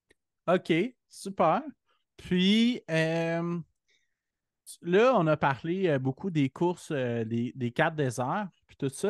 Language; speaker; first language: French; native; French